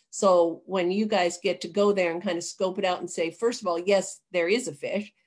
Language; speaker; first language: English; native; English